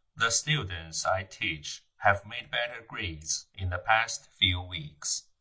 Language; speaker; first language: English; non-native, fluent; Chinese